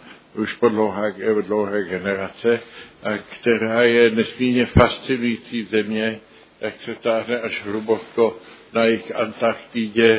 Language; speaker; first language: Czech; early bilingual, heritage; Czech